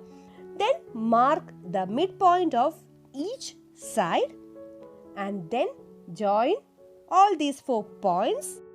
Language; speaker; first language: English; non-native, local second language; Malayalam